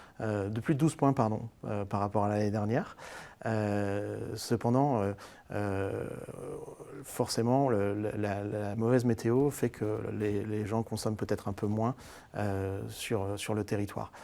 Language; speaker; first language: French; native; French